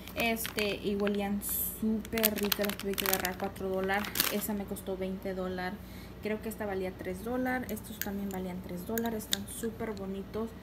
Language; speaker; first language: Spanish; early bilingual, heritage; Spanish